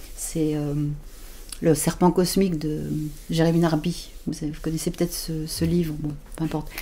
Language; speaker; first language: French; native; French